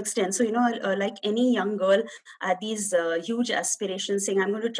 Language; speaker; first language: English; non-native, local second language; Hindi